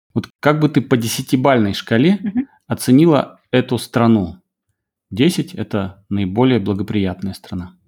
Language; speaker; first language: Russian; native; Russian